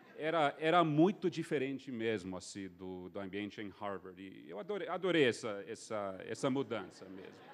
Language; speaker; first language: Portuguese; non-native, fluent; English